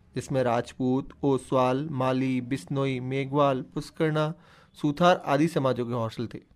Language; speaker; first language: Hindi; native; Hindi